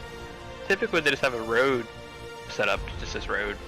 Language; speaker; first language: English; native; English